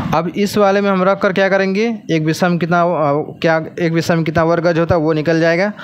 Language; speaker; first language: Hindi; native; Hindi